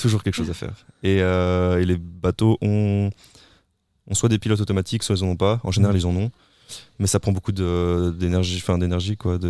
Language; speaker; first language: French; native; French